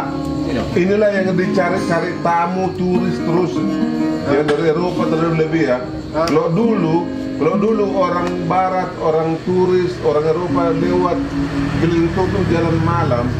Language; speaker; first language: Indonesian; non-native, local second language; Batak Toba